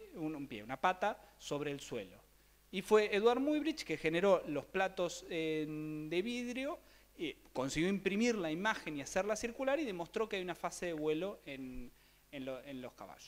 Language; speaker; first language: Spanish; native; Spanish